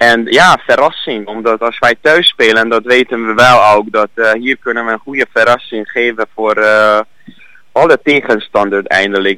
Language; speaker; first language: Dutch; non-native, learner; Hungarian